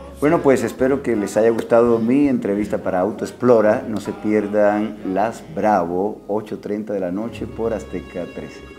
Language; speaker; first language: Spanish; native; Spanish